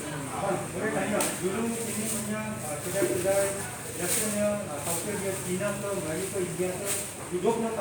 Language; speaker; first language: Malay; native; Malay